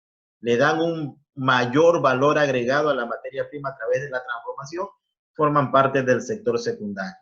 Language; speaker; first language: Spanish; native; Spanish